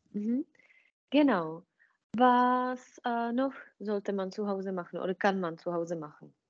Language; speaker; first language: German; non-native, fluent; Czech